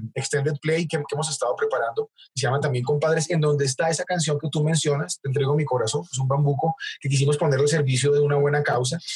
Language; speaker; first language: Spanish; native; Spanish